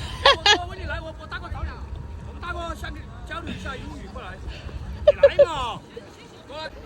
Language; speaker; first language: Chinese; non-native, learner; English